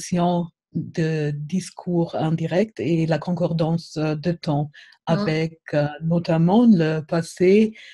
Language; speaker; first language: French; non-native, fluent; German